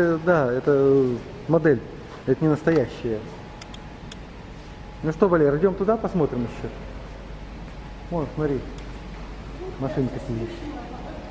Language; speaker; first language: Russian; native; Russian